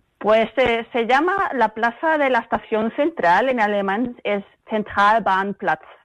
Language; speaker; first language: Spanish; early bilingual, other home language; German